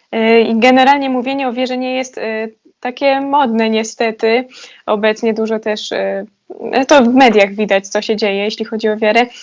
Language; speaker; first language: Polish; native; Polish